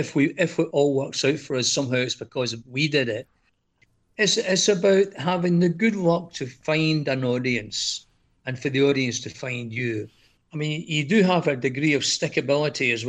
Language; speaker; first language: English; native; English